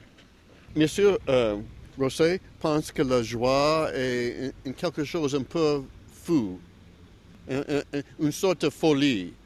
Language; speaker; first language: French; non-native, learner; English